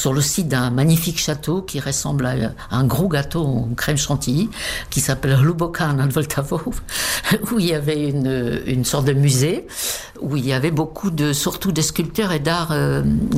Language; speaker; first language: French; non-native, fluent; Czech